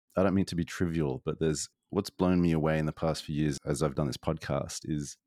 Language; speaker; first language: English; native; English